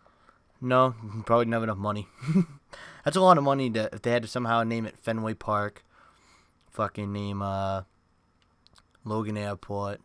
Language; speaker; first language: English; native; English